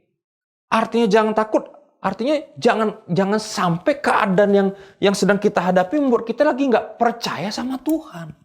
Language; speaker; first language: Indonesian; native; Indonesian